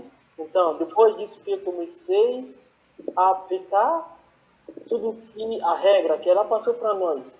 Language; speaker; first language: Portuguese; non-native, fluent; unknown